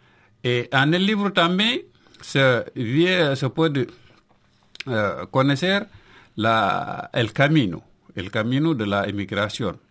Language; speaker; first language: Spanish; non-native, local second language; Wolof